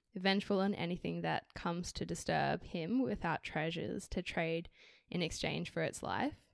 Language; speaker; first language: English; native; English